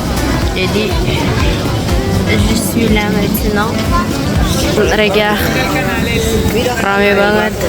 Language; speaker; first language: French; non-native, learner; Indonesian